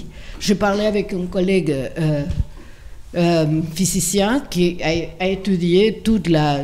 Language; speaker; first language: French; non-native, fluent; Spanish